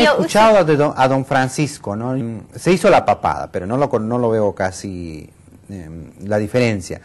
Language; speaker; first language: Spanish; native; Spanish